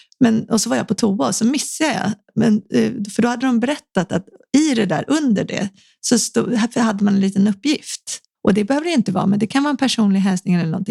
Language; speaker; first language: Swedish; native; Swedish